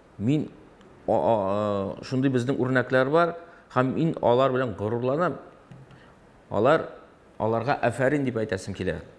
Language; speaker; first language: Tatar; non-native, local second language; Russian